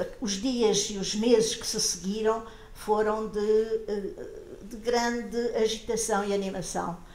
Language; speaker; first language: Portuguese; native; Portuguese